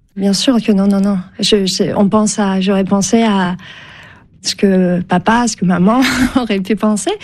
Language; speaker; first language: French; early bilingual, other home language; Turkish